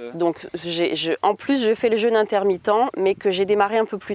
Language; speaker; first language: French; native; French